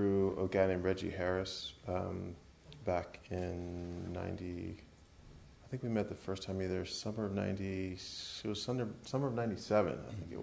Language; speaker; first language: English; native; English